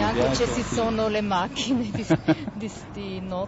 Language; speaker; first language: Italian; non-native, local second language; German